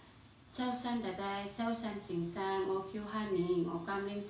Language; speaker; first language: Cantonese; non-native, learner; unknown